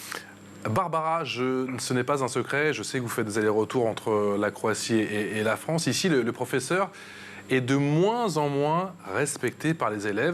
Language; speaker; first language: French; native; French